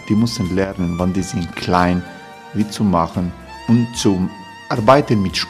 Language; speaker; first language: German; non-native, fluent; Croatian